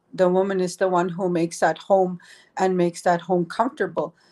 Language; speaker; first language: English; native; English